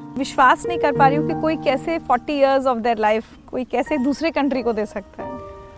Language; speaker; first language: Hindi; native; Hindi